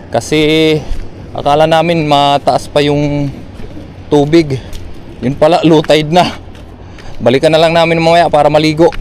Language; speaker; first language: Filipino; non-native, local second language; Waray